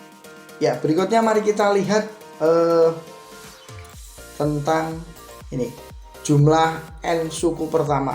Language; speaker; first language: Indonesian; native; Indonesian